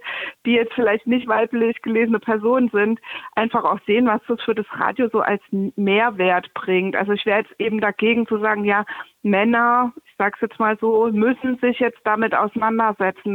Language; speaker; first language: German; native; German